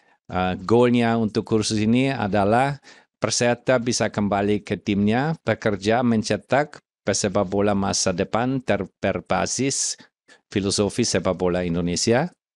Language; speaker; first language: Indonesian; non-native, fluent; German